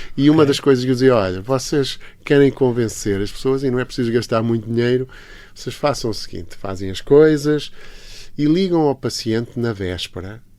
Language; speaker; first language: Portuguese; early bilingual, heritage; Portuguese